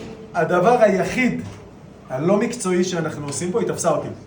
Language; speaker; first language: Hebrew; native; Hebrew